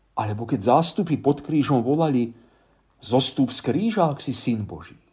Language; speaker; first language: Slovak; native; Slovak